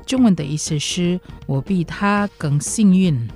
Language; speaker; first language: Chinese; non-native, fluent; Indonesian